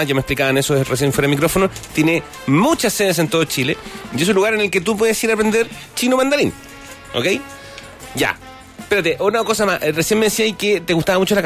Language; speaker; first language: Spanish; native; Spanish